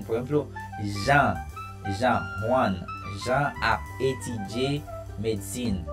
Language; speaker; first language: Spanish; non-native, fluent; Haitian Creole